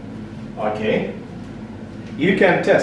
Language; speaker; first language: English; non-native, learner; Ukrainian